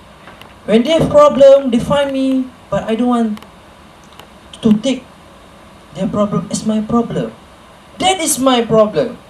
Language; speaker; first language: English; non-native, local second language; Malay